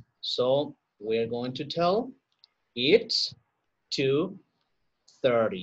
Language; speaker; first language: English; non-native, learner; Spanish